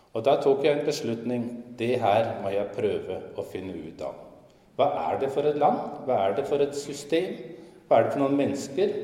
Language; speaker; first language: Norwegian; native; Norwegian